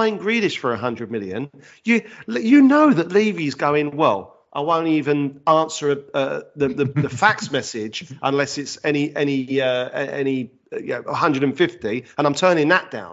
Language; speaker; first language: English; native; English